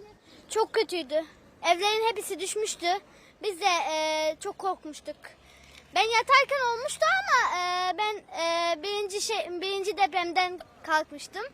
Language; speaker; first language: Turkish; non-native, learner; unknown